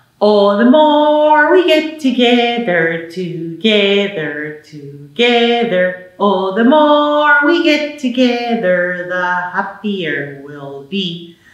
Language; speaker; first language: English; native; English